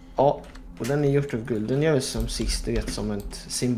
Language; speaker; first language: Swedish; non-native, fluent; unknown